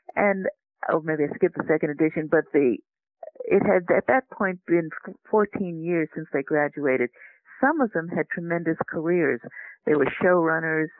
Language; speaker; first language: English; native; English